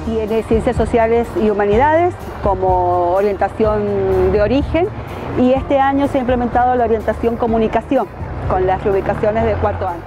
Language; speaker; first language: Spanish; native; Spanish